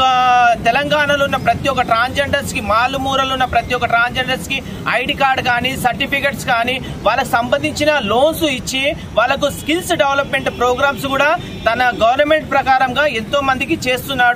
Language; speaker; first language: Telugu; native; Telugu